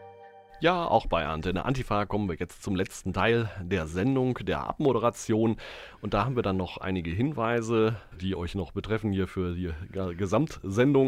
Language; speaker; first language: German; native; German